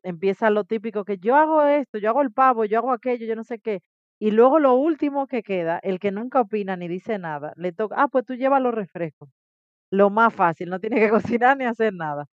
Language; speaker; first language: Spanish; native; Spanish